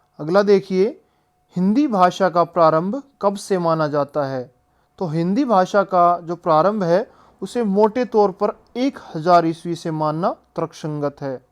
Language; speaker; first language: Hindi; native; Hindi